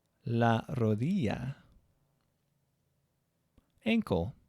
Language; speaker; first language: Spanish; non-native, fluent; English